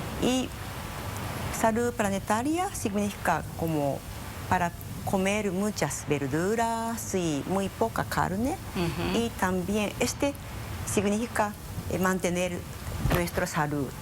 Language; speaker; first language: Spanish; non-native, fluent; Japanese